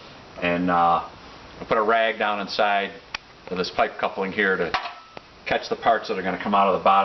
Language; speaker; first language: English; native; English